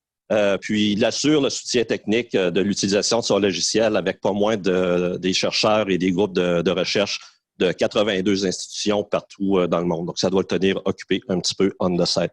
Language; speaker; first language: French; native; French